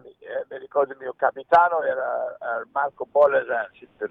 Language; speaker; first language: Italian; early bilingual, heritage; English